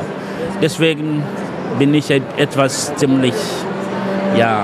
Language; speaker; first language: German; non-native, fluent; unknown